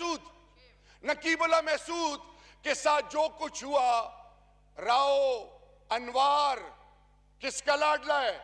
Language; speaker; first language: Urdu; non-native, local second language; Pashto